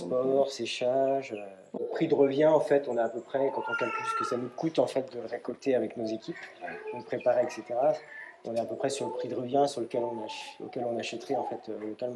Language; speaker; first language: French; native; French